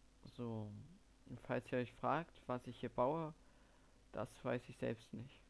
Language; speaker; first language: German; native; German